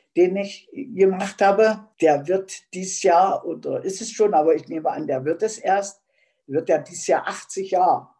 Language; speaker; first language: German; native; German